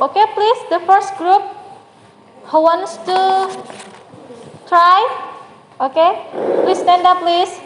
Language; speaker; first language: English; non-native, learner; Indonesian